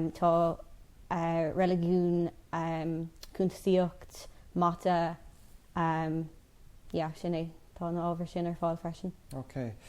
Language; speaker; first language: Irish; non-native, local second language; English